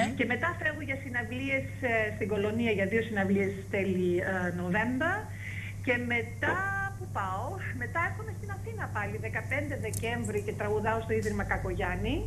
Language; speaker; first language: Greek; early bilingual, heritage; Greek